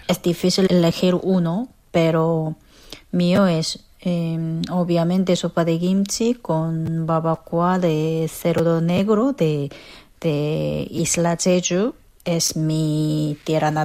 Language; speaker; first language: Spanish; non-native, fluent; Korean